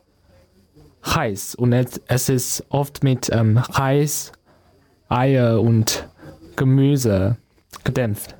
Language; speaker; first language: German; non-native, learner; Chinese